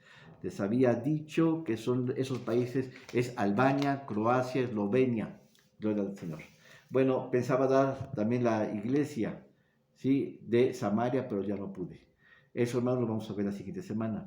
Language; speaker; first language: Spanish; native; Spanish